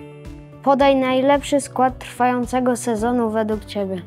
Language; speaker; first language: Polish; native; Polish